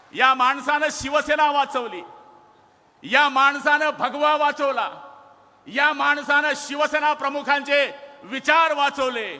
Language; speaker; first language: Hindi; non-native, local second language; Marathi